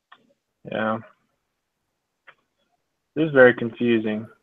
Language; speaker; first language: English; native; English